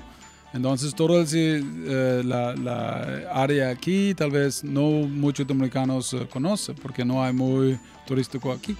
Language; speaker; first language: Spanish; non-native, learner; English